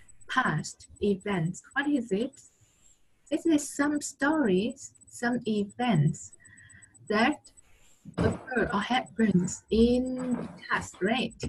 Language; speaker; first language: English; non-native, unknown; Vietnamese